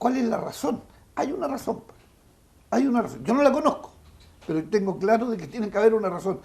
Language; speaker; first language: Spanish; native; Spanish